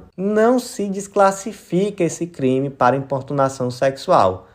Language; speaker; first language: Portuguese; native; Portuguese